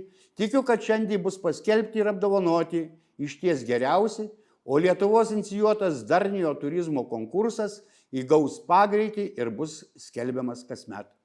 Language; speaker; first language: Lithuanian; native; Lithuanian